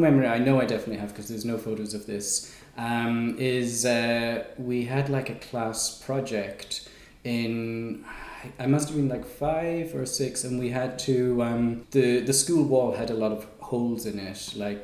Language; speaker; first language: English; native; English